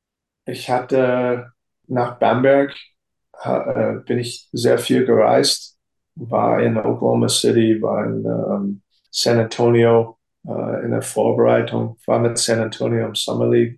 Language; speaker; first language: German; non-native, fluent; English